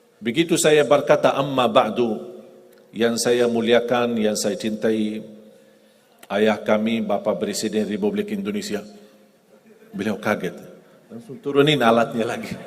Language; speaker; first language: Indonesian; non-native, fluent; Arabic